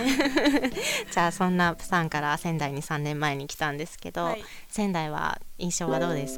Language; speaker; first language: Japanese; native; Japanese